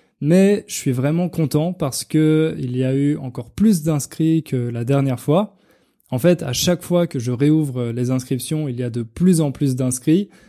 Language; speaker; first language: French; native; French